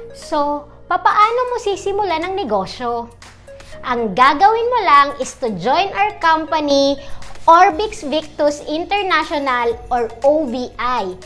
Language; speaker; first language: Filipino; non-native, local second language; Bikol